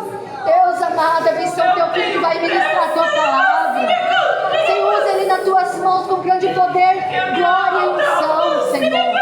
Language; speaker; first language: Portuguese; native; Portuguese